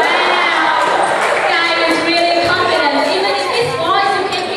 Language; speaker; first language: English; non-native, learner; Vietnamese